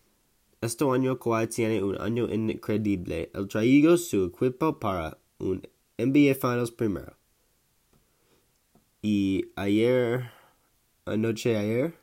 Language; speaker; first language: Spanish; non-native, learner; English